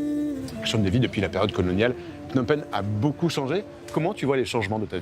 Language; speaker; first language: French; native; French